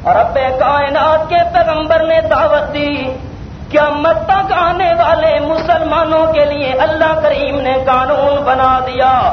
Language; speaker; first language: Urdu; non-native, local second language; Punjabi